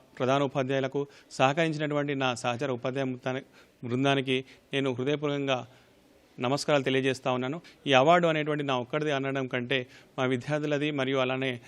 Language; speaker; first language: Telugu; native; Telugu